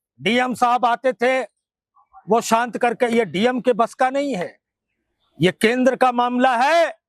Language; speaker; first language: Hindi; native; Hindi